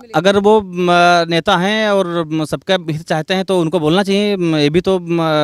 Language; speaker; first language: Hindi; native; Hindi